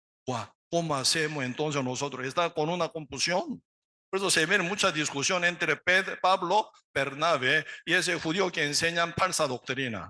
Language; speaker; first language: Spanish; non-native, learner; Korean